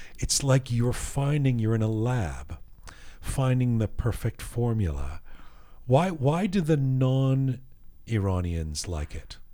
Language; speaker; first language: English; early bilingual, other home language; Persian